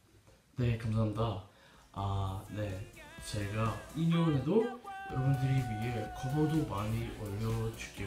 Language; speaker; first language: Korean; non-native, fluent; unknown